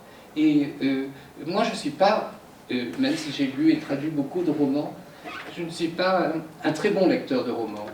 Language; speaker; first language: French; native; French